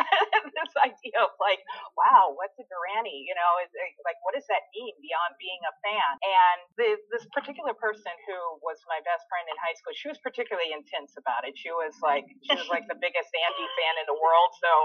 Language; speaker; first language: English; native; English